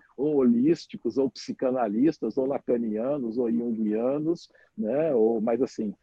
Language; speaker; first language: Portuguese; native; Portuguese